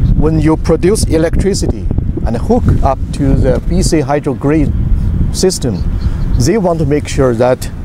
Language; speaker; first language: English; non-native, fluent; Chinese